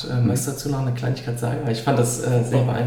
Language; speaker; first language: German; native; German